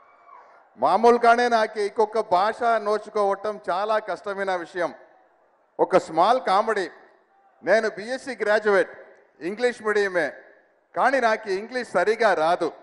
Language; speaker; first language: Telugu; non-native, learner; Tamil